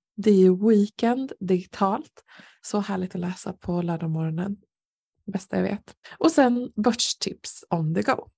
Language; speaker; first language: Swedish; native; Swedish